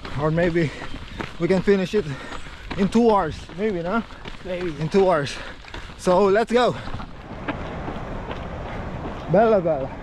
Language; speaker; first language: English; non-native, local second language; Filipino